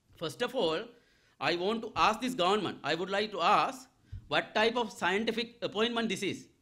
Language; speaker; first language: English; non-native, local second language; Sinhala